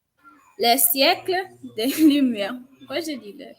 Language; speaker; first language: French; non-native, learner; English